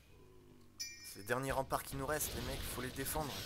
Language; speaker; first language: French; native; French